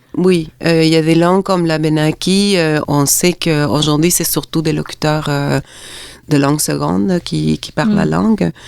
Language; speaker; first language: French; non-native, fluent; Spanish